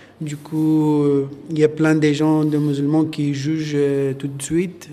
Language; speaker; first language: French; non-native, learner; Persian